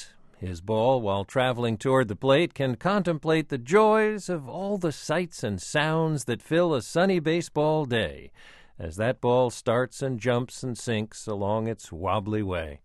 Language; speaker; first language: English; native; English